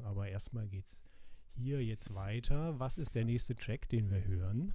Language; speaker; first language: German; native; German